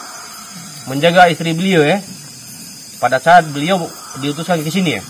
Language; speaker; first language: Indonesian; native; Indonesian